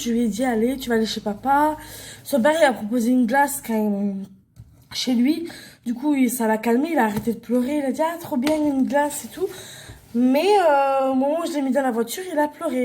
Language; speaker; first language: French; native; French